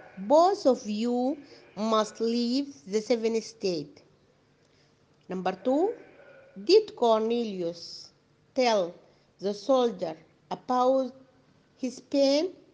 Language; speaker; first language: English; non-native, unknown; Arabic